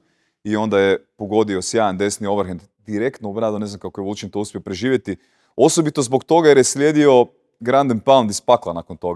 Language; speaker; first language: Croatian; native; Croatian